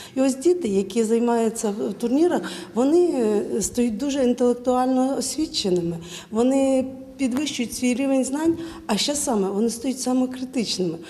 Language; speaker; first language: Ukrainian; native; Ukrainian